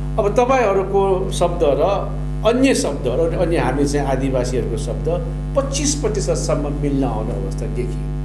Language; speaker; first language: Nepali; non-native, local second language; Limburgish